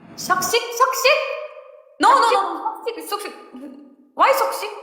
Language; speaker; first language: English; non-native, learner; Korean